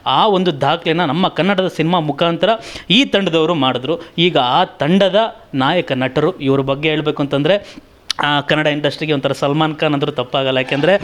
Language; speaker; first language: Kannada; native; Kannada